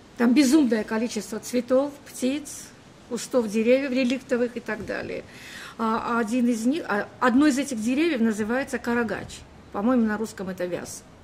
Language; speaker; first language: Russian; native; Russian